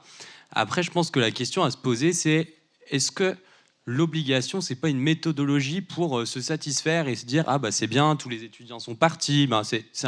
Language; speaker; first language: French; native; French